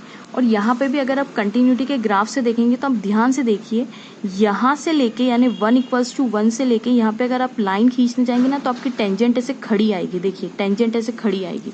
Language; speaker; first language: Hindi; native; Hindi